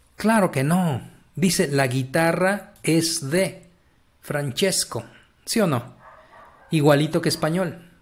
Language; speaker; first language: Spanish; native; Spanish